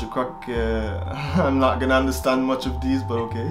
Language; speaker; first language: English; native; English